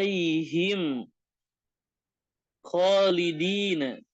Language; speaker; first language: Arabic; non-native, fluent; Indonesian